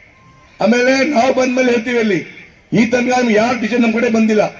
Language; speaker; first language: Kannada; non-native, local second language; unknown